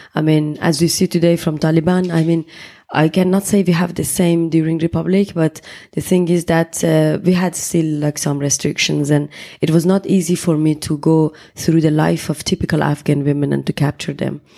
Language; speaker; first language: English; non-native, fluent; Persian